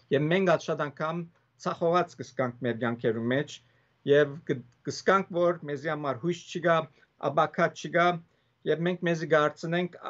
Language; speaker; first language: Armenian; early bilingual, heritage; Armenian